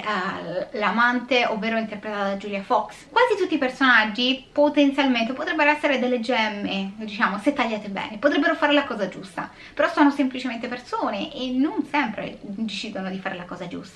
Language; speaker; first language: Italian; native; Italian